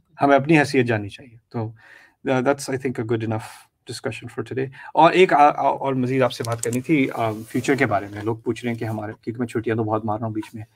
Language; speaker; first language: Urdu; native; Urdu